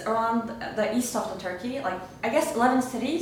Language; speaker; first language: English; non-native, fluent; Turkish